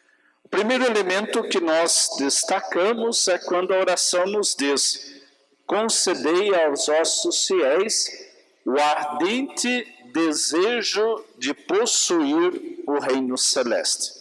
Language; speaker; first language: Portuguese; native; Portuguese